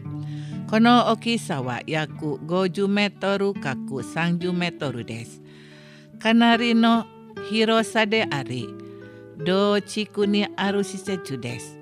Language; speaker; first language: Japanese; non-native, fluent; Indonesian